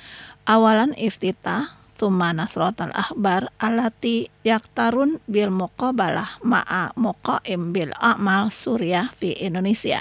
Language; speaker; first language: Arabic; non-native, fluent; Indonesian